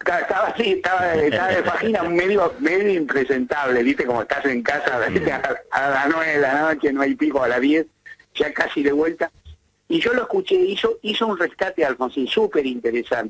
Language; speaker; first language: Spanish; native; Spanish